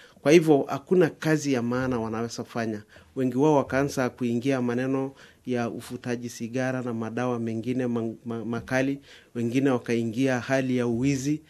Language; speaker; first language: Swahili; non-native, local second language; Masai